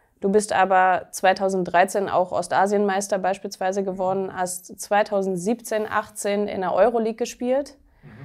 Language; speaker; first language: German; native; German